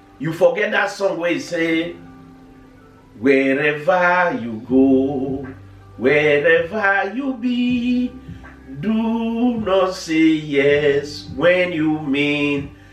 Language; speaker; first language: Nigerian Pidgin; non-native, local second language; Bini